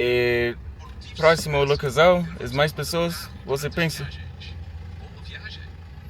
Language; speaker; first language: Portuguese; non-native, learner; English